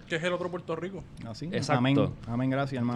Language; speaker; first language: Spanish; native; Spanish